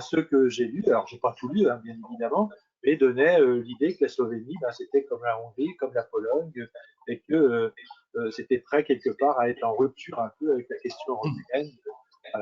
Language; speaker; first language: French; native; French